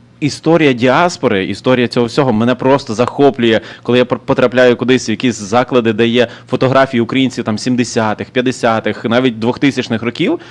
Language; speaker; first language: Ukrainian; native; Ukrainian